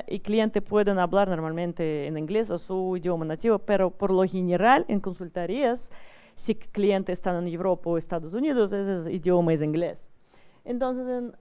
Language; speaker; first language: Spanish; non-native, learner; Russian